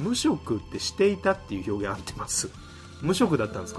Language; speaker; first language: Japanese; native; Japanese